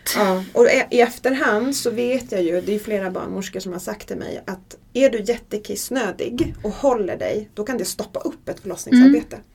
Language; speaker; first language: Swedish; native; Swedish